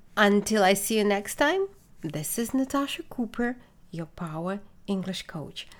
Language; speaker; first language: English; non-native, fluent; Russian